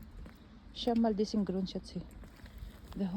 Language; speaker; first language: German; non-native, learner; Filipino